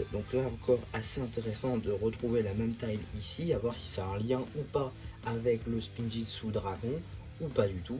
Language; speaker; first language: French; native; French